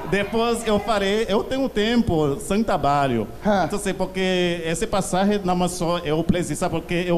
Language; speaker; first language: Portuguese; non-native, learner; Haitian Creole